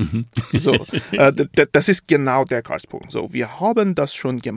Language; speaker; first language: German; non-native, fluent; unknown